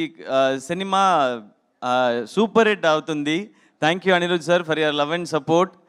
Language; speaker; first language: Telugu; non-native, learner; Tamil